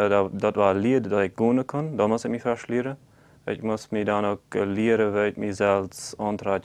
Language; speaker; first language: German; non-native, local second language; Plautdietsch